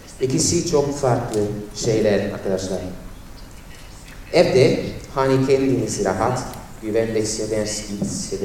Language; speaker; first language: Turkish; non-native, fluent; Italian